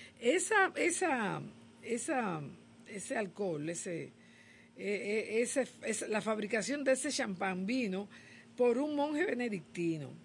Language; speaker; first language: Spanish; native; Spanish